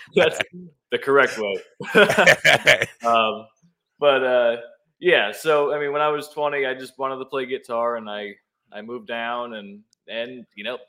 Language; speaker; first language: English; native; English